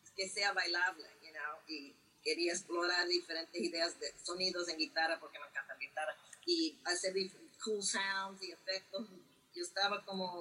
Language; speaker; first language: Spanish; early bilingual, heritage; Spanish